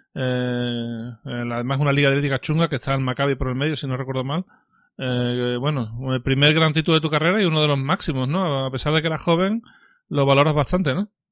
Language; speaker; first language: Spanish; native; Spanish